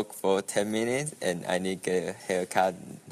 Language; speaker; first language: English; non-native, learner; Chinese